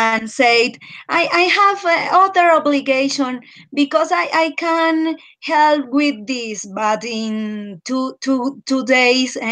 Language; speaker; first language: English; non-native, learner; Spanish